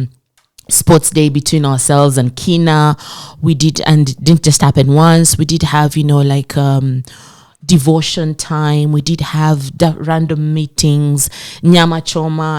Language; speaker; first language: English; non-native, local second language; Swahili